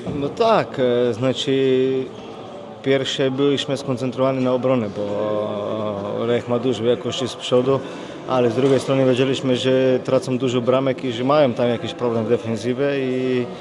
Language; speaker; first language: Polish; non-native, fluent; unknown